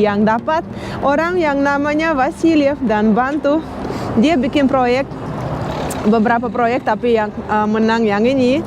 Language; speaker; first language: Indonesian; non-native, fluent; Russian